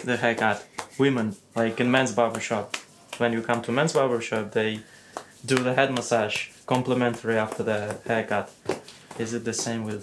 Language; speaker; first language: English; non-native, fluent; Russian